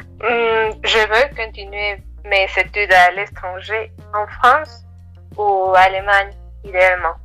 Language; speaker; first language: French; non-native, learner; Spanish